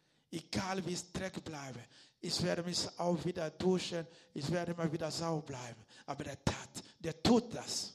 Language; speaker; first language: German; non-native, learner; Lingala